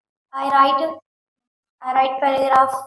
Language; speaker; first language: English; non-native, learner; Hindi